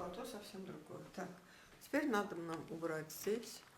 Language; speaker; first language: Russian; non-native, local second language; Azerbaijani